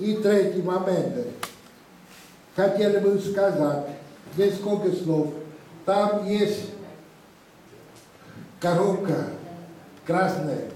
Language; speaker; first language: Russian; non-native, fluent; Vietnamese